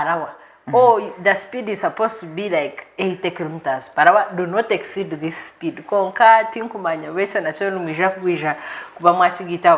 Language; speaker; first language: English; non-native, local second language; Nyankole